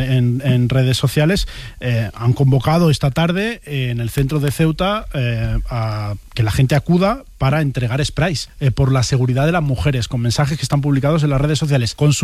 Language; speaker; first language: Spanish; native; Spanish